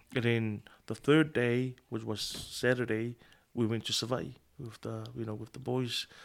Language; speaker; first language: English; non-native, fluent; Samoan